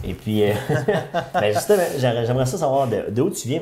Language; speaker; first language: French; native; French